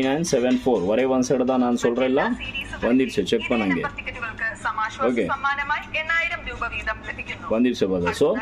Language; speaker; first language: Tamil; non-native, local second language; Kannada